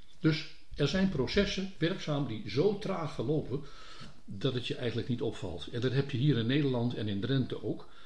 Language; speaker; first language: Dutch; native; Dutch